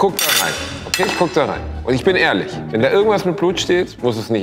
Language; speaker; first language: German; native; German